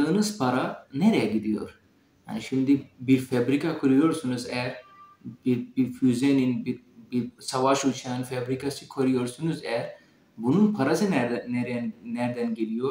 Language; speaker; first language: Turkish; non-native, fluent; Urdu